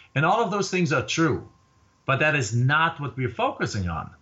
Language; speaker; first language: English; non-native, fluent; German